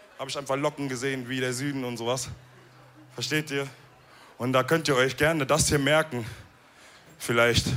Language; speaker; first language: German; early bilingual, other home language; Wolof